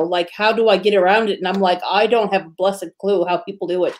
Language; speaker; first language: English; native; English